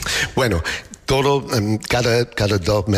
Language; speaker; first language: Spanish; non-native, fluent; English